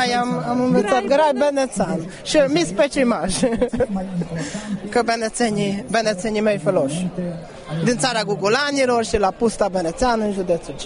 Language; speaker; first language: Romanian; non-native, fluent; Hungarian